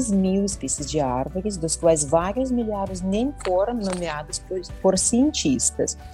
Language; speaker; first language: Portuguese; non-native, fluent; Russian